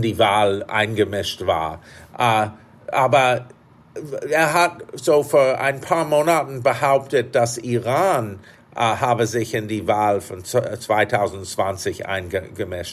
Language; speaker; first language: German; non-native, fluent; English